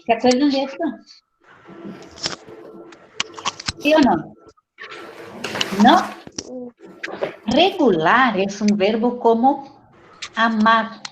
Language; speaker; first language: Spanish; non-native, fluent; Portuguese